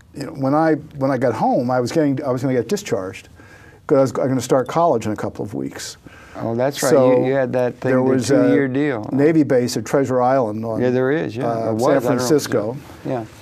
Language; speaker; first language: English; native; English